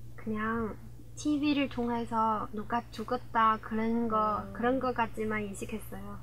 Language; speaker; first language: Korean; early bilingual, heritage; Korean